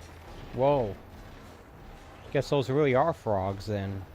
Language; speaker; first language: English; native; English